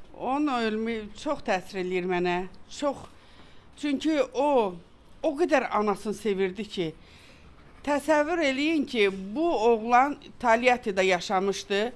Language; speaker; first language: Azerbaijani; native; Azerbaijani